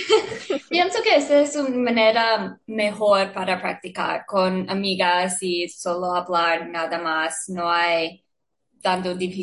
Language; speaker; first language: Spanish; non-native, learner; English